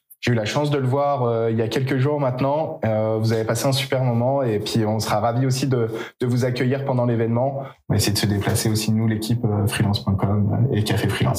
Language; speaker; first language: French; native; French